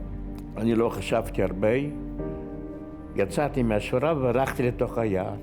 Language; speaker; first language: Hebrew; non-native, fluent; Yiddish